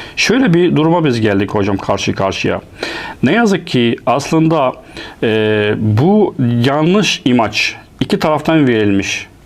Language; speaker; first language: Turkish; non-native, fluent; Arabic